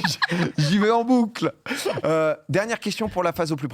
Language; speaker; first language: French; native; French